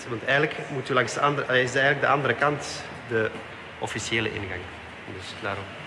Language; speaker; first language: Dutch; native; Dutch